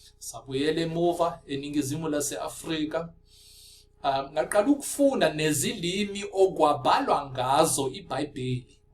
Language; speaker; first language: Zulu; non-native, local second language; Afrikaans